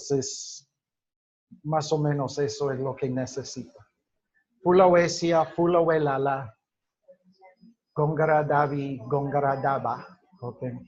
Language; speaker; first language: Spanish; non-native, fluent; English